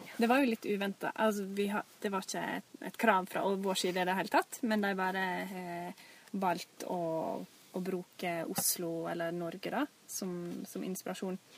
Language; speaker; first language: Norwegian; native; Norwegian